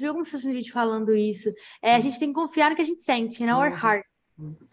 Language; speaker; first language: Portuguese; native; Portuguese